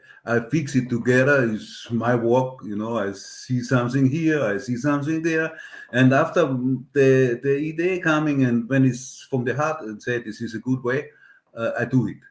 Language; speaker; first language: English; non-native, learner; German